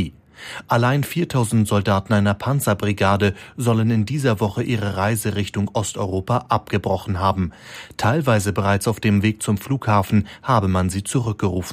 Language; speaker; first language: German; native; German